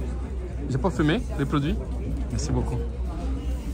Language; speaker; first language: French; non-native, fluent; Portuguese